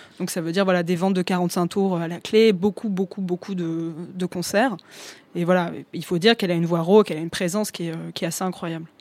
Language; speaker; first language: French; native; French